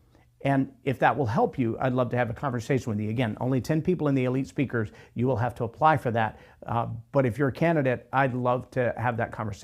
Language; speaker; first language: English; native; English